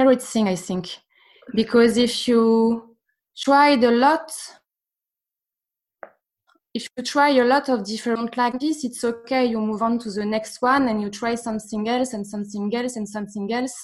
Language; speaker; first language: English; non-native, fluent; French